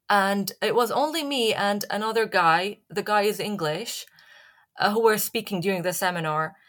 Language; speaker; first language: English; non-native, fluent; Arabic